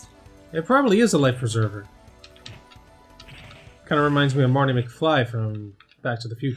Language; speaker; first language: English; native; English